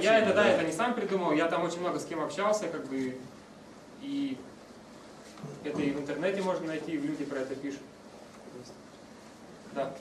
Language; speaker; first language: Russian; native; Russian